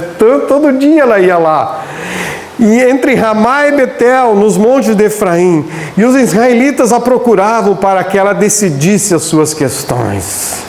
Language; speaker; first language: Portuguese; native; Portuguese